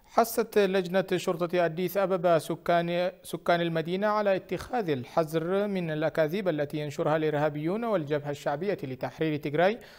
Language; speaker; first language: Arabic; non-native, fluent; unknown